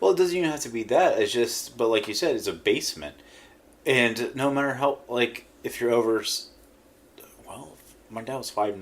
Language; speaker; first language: English; native; English